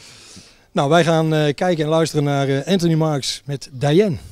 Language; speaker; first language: Dutch; native; Dutch